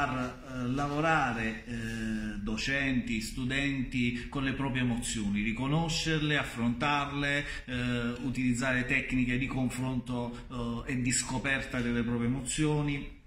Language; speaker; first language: Italian; native; Italian